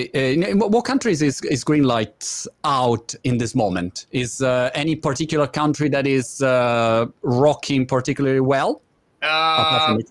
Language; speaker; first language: English; non-native, fluent; Italian